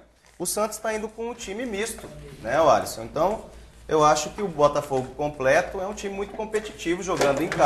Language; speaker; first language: Portuguese; native; Portuguese